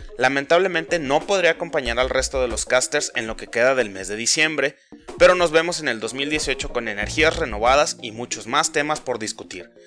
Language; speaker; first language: Spanish; native; Spanish